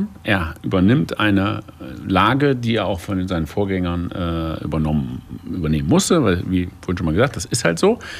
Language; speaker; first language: German; native; German